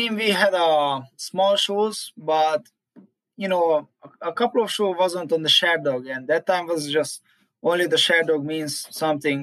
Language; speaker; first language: English; non-native, learner; Hungarian